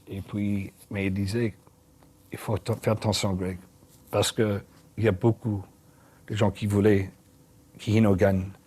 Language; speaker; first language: French; non-native, learner; English